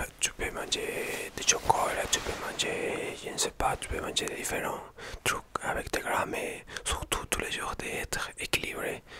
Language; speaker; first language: French; non-native, learner; Spanish